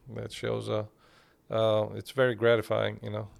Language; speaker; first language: English; non-native, fluent; Turkish